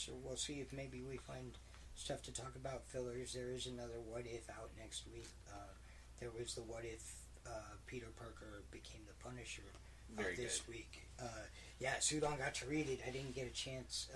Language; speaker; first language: English; native; English